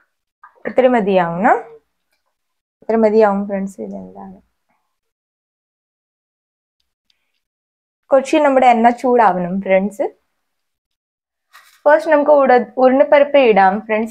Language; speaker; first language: Malayalam; non-native, learner; Hindi